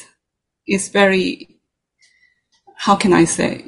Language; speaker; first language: English; non-native, learner; Korean